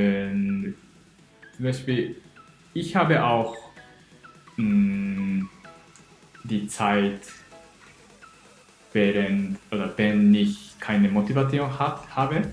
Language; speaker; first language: German; non-native, learner; Japanese